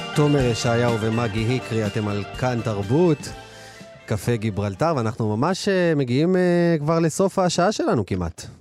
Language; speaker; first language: Hebrew; native; Hebrew